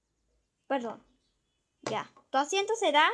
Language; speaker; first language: Spanish; native; Spanish